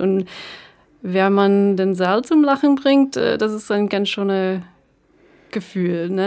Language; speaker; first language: German; non-native, fluent; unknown